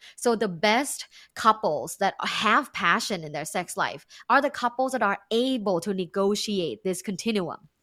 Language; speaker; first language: English; non-native, fluent; Thai